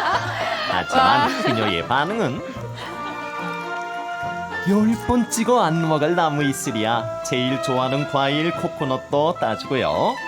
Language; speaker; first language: Korean; native; Korean